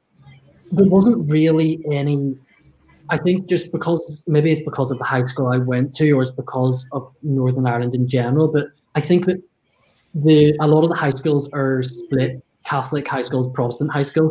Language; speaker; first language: English; native; English